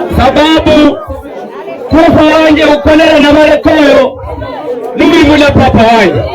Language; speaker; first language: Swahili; non-native, local second language; Luyia